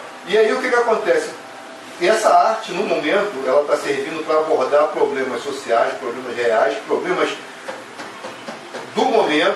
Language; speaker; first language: Portuguese; native; Portuguese